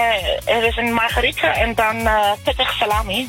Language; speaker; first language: Dutch; non-native, fluent; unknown